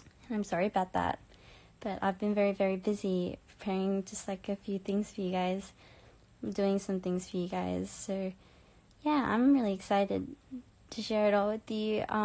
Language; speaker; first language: English; early bilingual, other home language; Korean